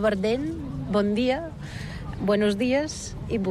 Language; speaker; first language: French; non-native, learner; Bulgarian